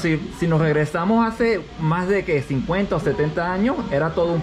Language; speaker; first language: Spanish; non-native, fluent; English